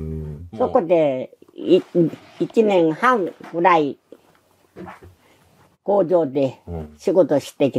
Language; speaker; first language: Japanese; non-native, learner; Korean